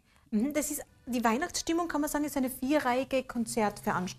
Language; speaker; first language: German; native; German